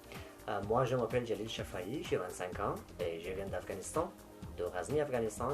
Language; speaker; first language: French; non-native, fluent; Persian